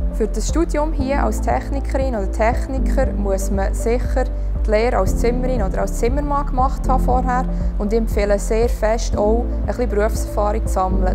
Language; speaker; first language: German; native; German